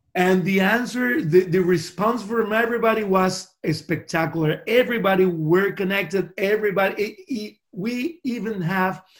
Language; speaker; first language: English; non-native, fluent; Spanish